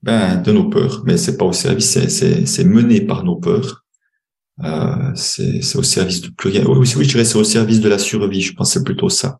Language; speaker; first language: French; native; French